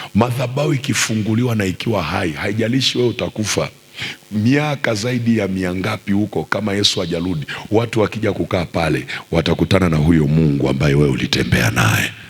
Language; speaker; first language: Swahili; native; Swahili